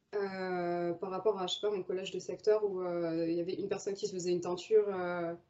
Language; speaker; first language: French; native; French